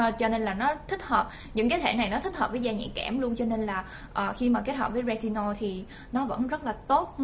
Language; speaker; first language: Vietnamese; early bilingual, heritage; Vietnamese